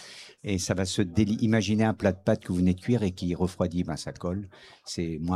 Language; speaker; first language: French; native; French